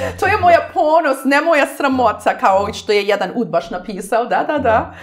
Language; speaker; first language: Serbian; early bilingual, heritage; English